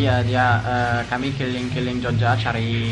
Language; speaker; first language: Indonesian; non-native, fluent; French